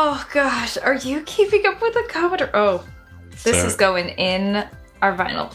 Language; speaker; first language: English; native; English